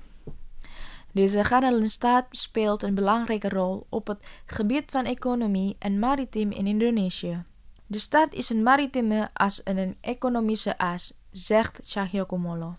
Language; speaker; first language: Dutch; non-native, fluent; Indonesian